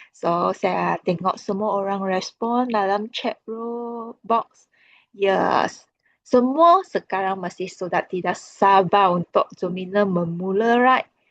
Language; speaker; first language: Malay; non-native, local second language; Chinese